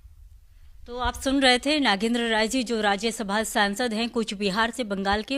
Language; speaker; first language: Hindi; native; Hindi